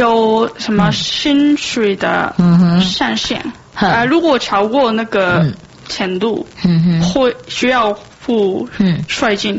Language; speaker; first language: Chinese; non-native, learner; Japanese